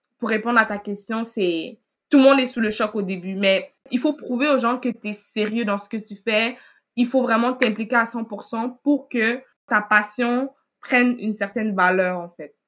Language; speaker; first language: French; early bilingual, other home language; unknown